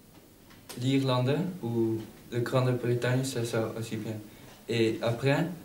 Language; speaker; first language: French; non-native, learner; Dutch